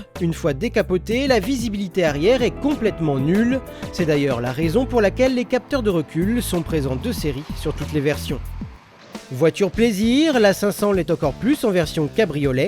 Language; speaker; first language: French; native; French